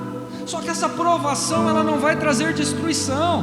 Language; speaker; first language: Portuguese; native; Portuguese